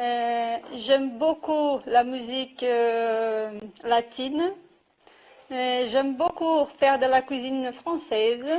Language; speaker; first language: French; non-native, fluent; Portuguese